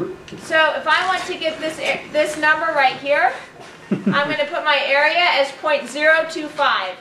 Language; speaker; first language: English; native; English